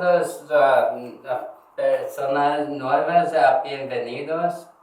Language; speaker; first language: Spanish; non-native, learner; Korean